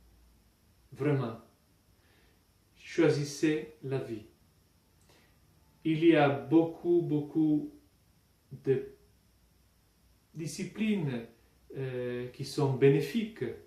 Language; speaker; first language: French; non-native, fluent; Italian